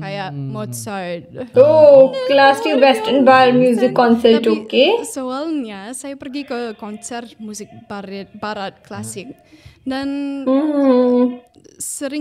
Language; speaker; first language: Indonesian; non-native, fluent; English